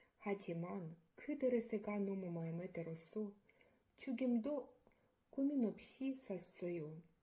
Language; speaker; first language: Korean; non-native, learner; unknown